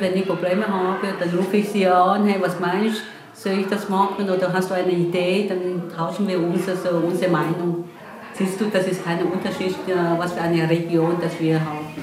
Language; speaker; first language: German; non-native, learner; Vietnamese